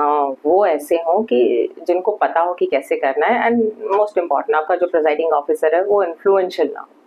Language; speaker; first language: Hindi; native; Hindi